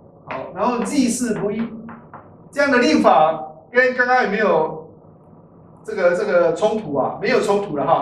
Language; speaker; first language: Chinese; native; Chinese